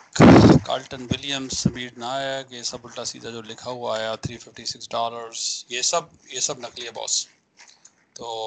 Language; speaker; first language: Hindi; native; Hindi